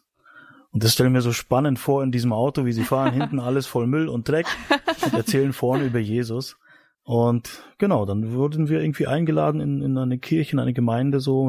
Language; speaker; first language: German; native; German